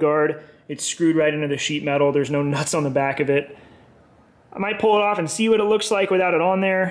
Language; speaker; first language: English; native; English